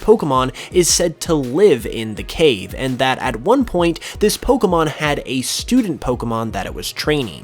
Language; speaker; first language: English; native; English